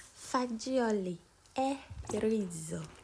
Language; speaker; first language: Italian; non-native, learner; Akan